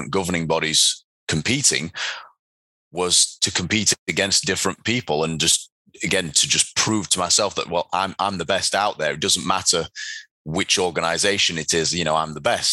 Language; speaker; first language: English; native; English